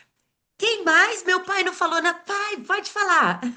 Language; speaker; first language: Portuguese; native; Portuguese